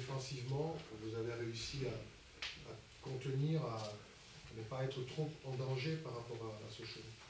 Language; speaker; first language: French; native; French